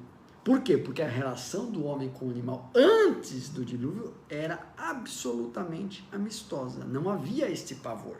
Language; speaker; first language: Portuguese; native; Portuguese